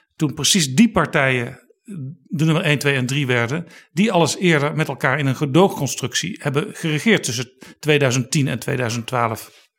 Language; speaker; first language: Dutch; native; Dutch